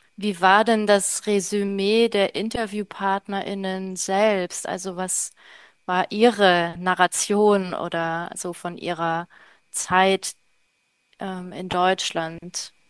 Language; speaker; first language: German; native; German